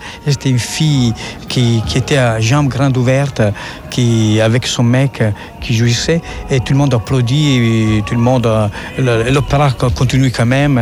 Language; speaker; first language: French; non-native, fluent; Italian